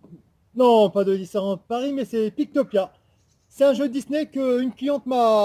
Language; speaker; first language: French; native; French